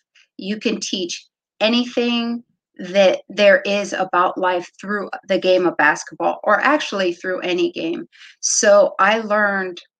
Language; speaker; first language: English; native; English